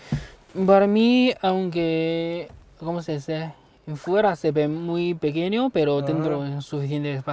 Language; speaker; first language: Spanish; non-native, learner; Chinese